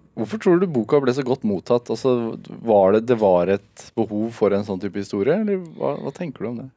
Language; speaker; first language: Norwegian; native; Norwegian